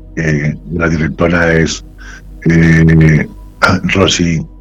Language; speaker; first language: Spanish; native; Spanish